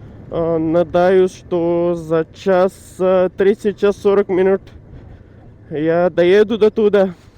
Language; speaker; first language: Russian; non-native, learner; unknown